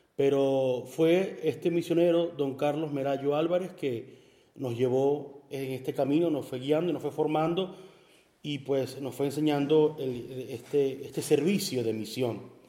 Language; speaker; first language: Spanish; native; Spanish